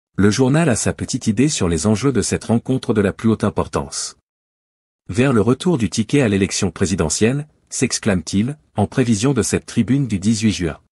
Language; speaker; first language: French; native; French